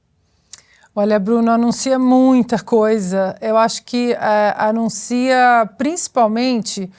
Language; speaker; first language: Portuguese; native; Portuguese